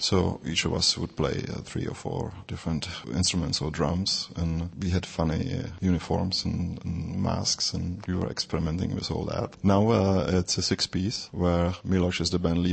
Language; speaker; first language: English; non-native, fluent; Czech